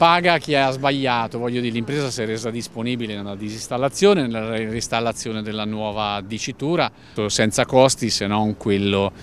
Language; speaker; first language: Italian; native; Italian